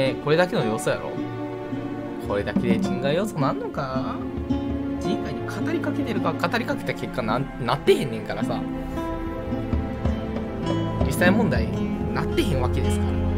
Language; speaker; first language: Japanese; native; Japanese